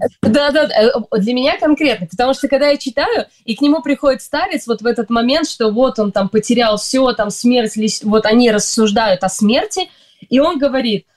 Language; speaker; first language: Russian; native; Russian